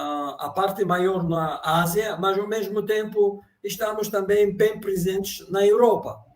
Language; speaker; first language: Portuguese; non-native, fluent; Russian